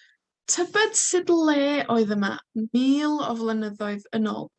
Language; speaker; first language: Welsh; non-native, fluent; Spanish